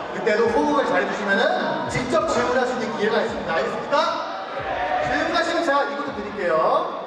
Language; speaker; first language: Korean; native; Korean